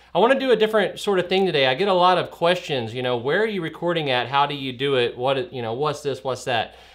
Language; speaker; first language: English; native; English